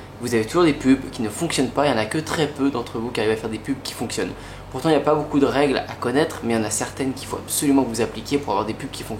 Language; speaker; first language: French; native; French